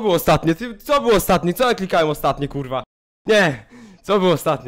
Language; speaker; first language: Polish; native; Polish